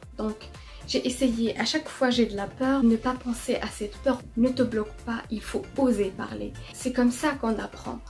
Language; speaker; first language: French; non-native, local second language; Arabic